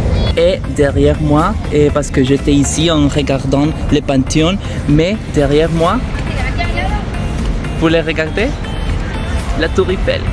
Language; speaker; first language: French; non-native, fluent; Spanish